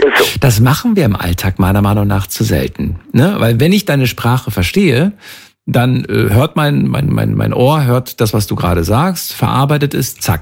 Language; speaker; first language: German; native; German